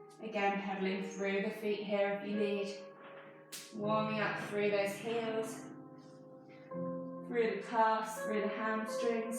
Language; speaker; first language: English; native; English